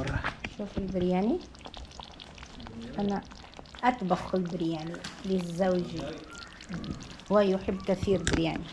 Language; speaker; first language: Arabic; non-native, learner; Portuguese